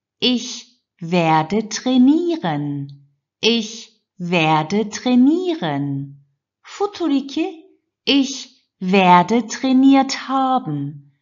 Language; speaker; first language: German; non-native, fluent; Turkish